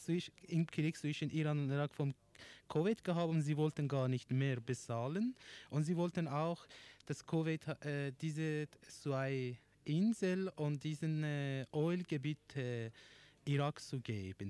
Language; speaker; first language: German; non-native, learner; Persian